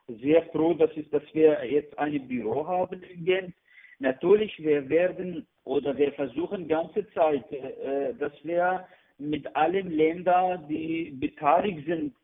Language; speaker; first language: German; non-native, learner; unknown